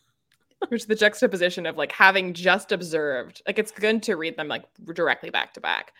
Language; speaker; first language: English; native; English